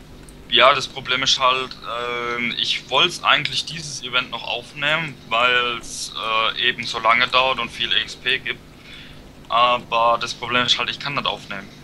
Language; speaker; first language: German; native; German